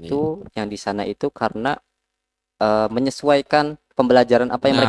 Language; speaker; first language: Indonesian; native; Indonesian